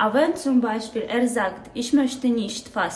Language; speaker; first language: German; non-native, learner; Ukrainian